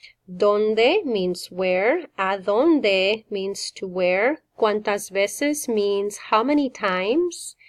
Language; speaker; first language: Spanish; non-native, fluent; English